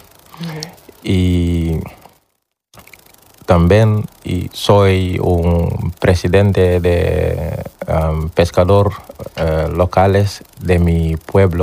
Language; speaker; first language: Spanish; non-native, learner; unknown